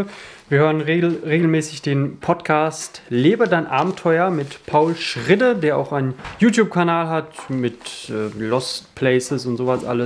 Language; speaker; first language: German; native; German